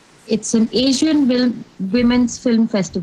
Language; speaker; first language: English; non-native, local second language; Hindi